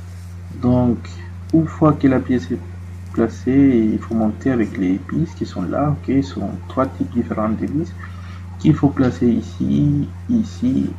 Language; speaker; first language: French; non-native, fluent; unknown